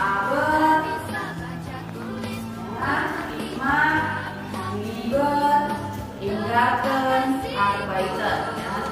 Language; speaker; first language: German; non-native, fluent; Indonesian